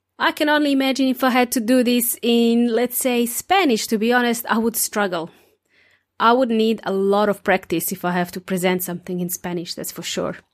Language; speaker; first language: English; non-native, fluent; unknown